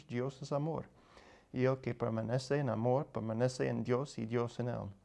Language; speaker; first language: Spanish; non-native, learner; English